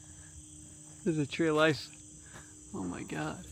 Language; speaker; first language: English; native; English